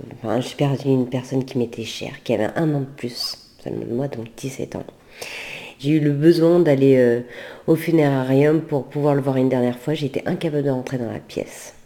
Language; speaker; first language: French; native; French